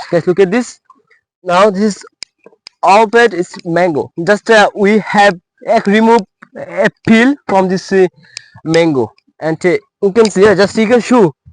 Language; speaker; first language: English; non-native, local second language; Bangla